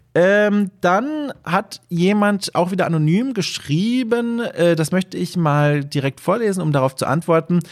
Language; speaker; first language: German; native; German